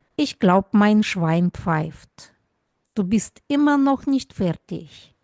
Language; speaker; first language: German; non-native, fluent; Russian